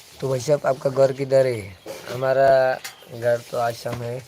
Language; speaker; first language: Hindi; non-native, local second language; Bangla